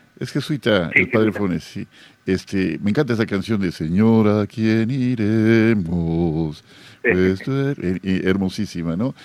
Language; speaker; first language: Spanish; native; Spanish